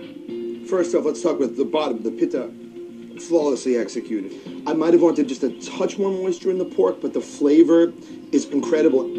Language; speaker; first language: English; native; English